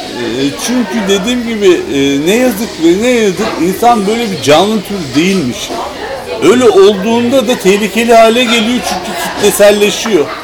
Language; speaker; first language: Turkish; native; Turkish